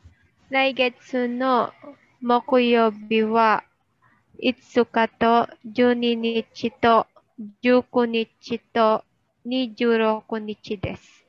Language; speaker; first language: Japanese; non-native, learner; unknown